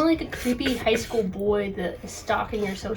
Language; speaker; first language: English; native; English